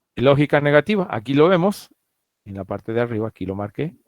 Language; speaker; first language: Spanish; native; Spanish